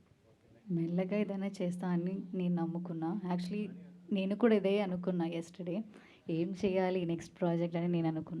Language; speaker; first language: Telugu; non-native, learner; Malayalam